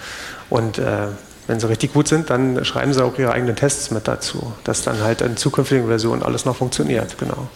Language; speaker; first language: German; native; German